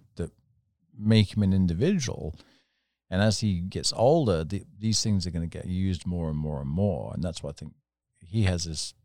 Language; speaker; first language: English; native; English